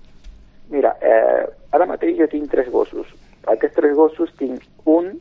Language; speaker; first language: Catalan; non-native, local second language; Spanish